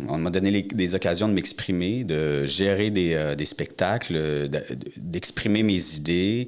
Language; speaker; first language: French; native; French